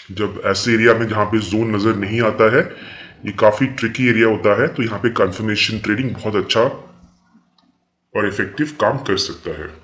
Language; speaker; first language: Hindi; native; Hindi